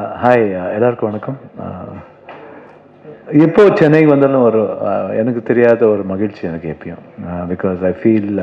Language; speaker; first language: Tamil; non-native, local second language; Kannada